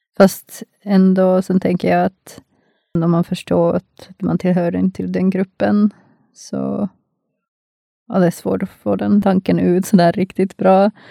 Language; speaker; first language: Swedish; non-native, local second language; Finnish